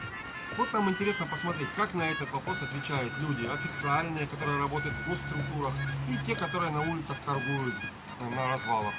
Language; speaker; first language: Russian; native; Russian